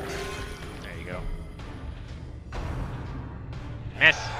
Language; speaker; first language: English; native; English